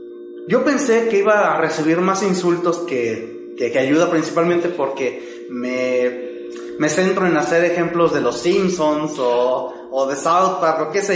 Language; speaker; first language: Spanish; native; Spanish